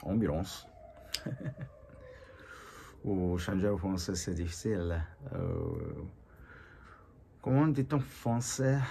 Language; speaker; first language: French; non-native, learner; Japanese